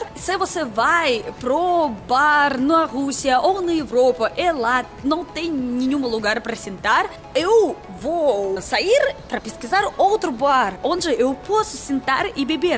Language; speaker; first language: Portuguese; non-native, learner; Russian